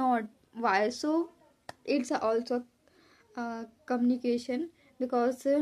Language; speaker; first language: English; non-native, learner; Hindi